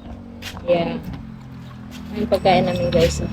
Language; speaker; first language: Filipino; native; Filipino